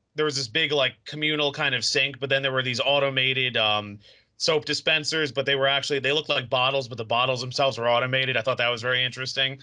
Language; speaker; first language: English; native; English